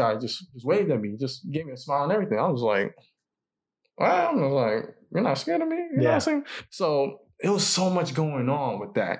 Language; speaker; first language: English; native; English